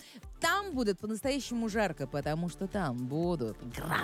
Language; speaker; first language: Russian; native; Russian